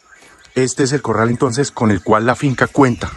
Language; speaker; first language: Spanish; native; Spanish